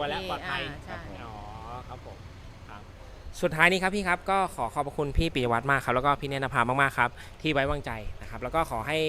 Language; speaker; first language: Thai; native; Thai